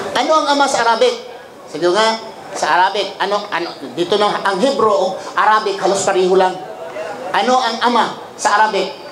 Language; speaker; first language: Filipino; non-native, local second language; Cebuano